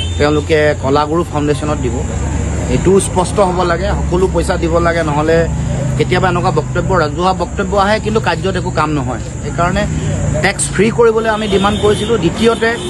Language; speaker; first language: Assamese; native; Assamese